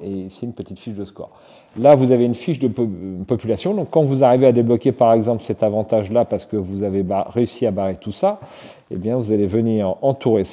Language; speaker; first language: French; native; French